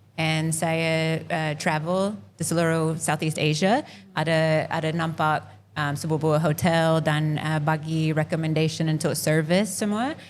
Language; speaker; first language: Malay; non-native, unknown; English